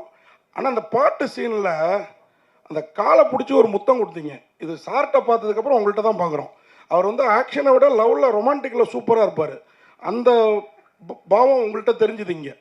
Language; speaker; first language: Tamil; native; Tamil